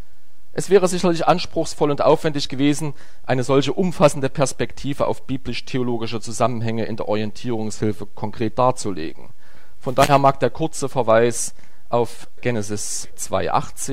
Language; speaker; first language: German; native; German